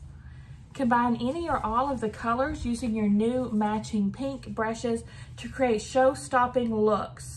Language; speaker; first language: English; native; English